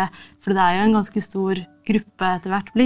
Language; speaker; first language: Norwegian; native; Norwegian